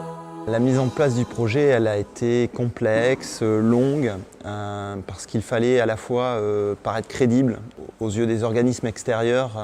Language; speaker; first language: French; native; French